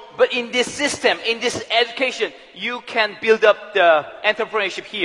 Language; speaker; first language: English; non-native, learner; Korean